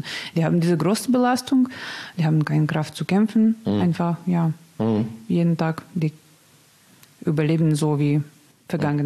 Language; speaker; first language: German; non-native, learner; Russian